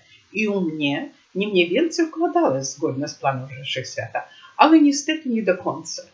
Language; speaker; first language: Polish; non-native, learner; Ukrainian